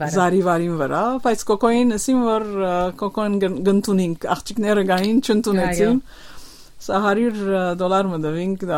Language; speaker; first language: Armenian; early bilingual, heritage; Armenian